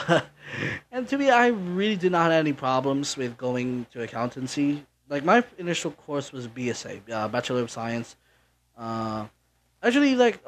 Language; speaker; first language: English; non-native, local second language; Bikol